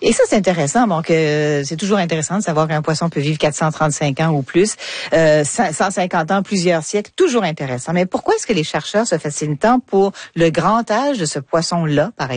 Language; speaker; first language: French; native; French